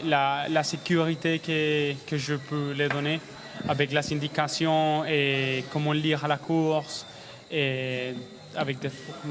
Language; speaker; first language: French; non-native, learner; Spanish